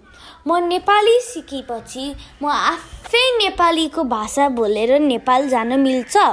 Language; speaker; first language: Nepali; early bilingual, heritage; Nepali